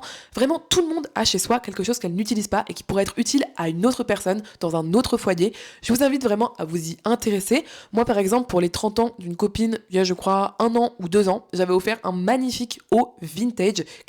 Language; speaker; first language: French; native; French